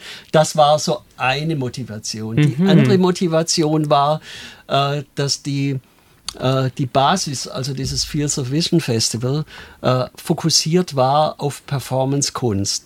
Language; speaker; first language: German; native; German